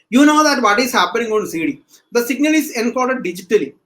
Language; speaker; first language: English; non-native, local second language; Malayalam